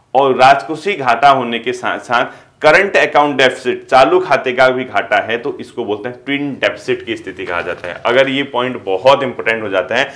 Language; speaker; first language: Hindi; native; Hindi